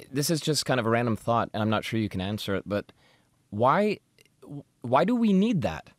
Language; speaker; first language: English; native; English